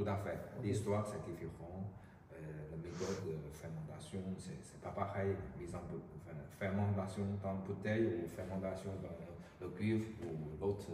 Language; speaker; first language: French; non-native, learner; Chinese